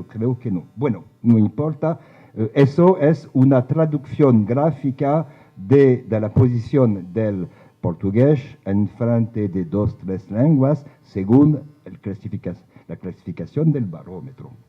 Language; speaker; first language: Spanish; non-native, fluent; French